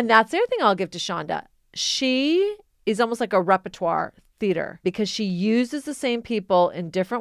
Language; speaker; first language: English; native; English